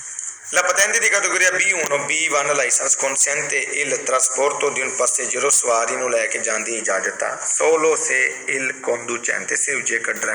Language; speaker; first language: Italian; non-native, fluent; Punjabi